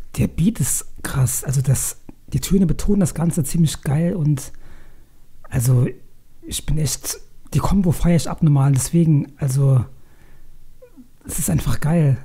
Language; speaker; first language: German; native; German